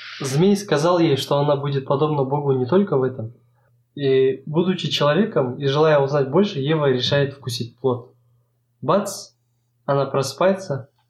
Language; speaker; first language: Russian; non-native, local second language; Kazakh